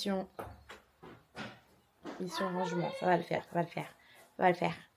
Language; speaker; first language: French; native; French